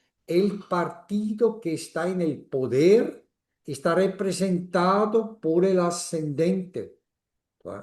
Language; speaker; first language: Spanish; non-native, fluent; German